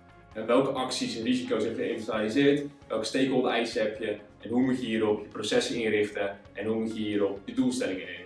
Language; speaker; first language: Dutch; native; Dutch